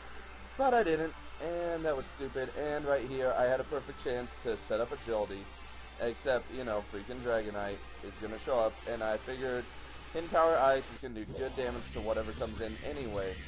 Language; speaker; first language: English; native; English